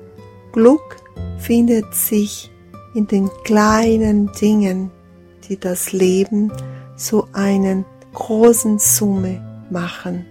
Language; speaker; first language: German; non-native, fluent; Portuguese